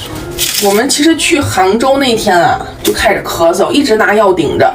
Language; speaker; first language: Chinese; native; Chinese